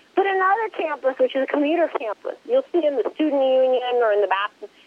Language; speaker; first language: English; early bilingual, other home language; Spanish